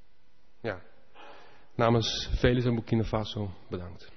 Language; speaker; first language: Dutch; non-native, fluent; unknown